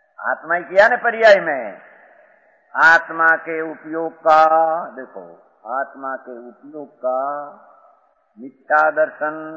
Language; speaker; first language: Hindi; non-native, local second language; Gujarati